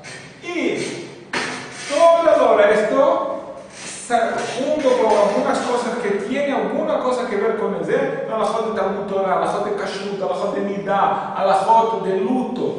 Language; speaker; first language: Spanish; non-native, fluent; Portuguese